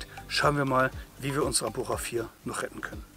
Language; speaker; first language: German; native; German